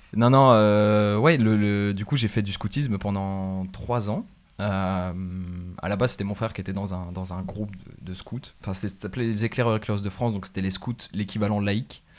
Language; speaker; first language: French; native; French